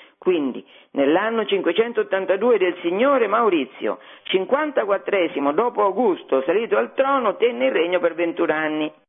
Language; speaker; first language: Italian; native; Italian